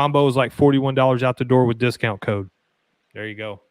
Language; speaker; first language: English; native; English